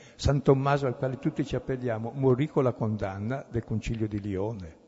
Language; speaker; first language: Italian; native; Italian